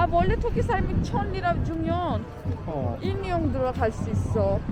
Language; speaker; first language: Korean; non-native, learner; Turkish